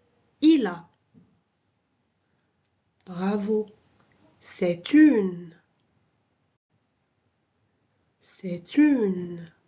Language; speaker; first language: French; non-native, local second language; Arabic